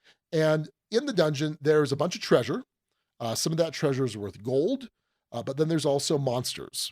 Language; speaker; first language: English; native; English